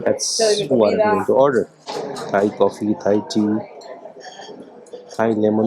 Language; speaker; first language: English; non-native, fluent; Bangla